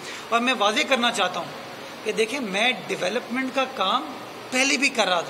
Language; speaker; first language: Urdu; native; Urdu